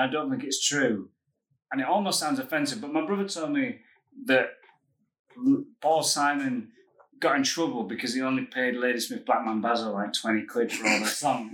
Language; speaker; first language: English; native; English